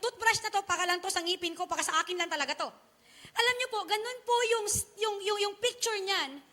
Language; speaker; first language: Filipino; non-native, local second language; Chavacano